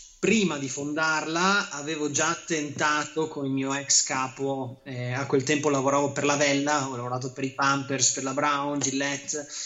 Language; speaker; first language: Italian; native; Italian